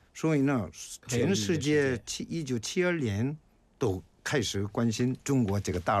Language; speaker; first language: Chinese; non-native, fluent; Korean